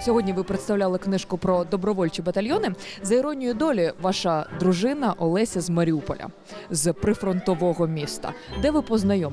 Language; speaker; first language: Ukrainian; native; Ukrainian